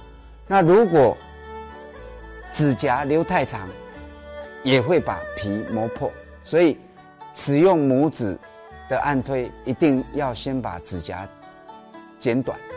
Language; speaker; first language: Chinese; native; Chinese